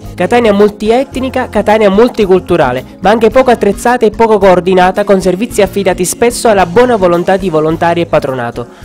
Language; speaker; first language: Italian; native; Italian